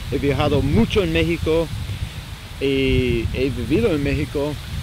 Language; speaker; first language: Spanish; non-native, fluent; English